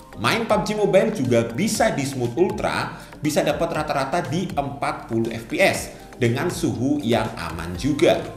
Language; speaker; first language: Indonesian; native; Indonesian